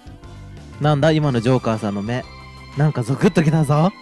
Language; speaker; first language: Japanese; native; Japanese